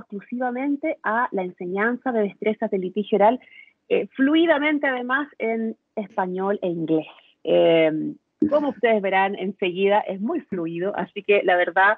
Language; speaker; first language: Spanish; native; Spanish